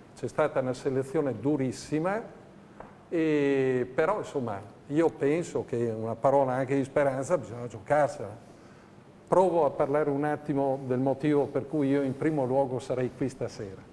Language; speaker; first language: Italian; native; Italian